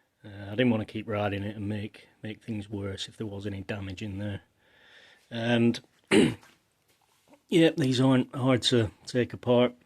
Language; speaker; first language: English; native; English